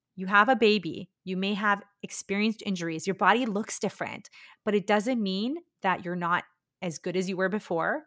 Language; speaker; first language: English; early bilingual, other home language; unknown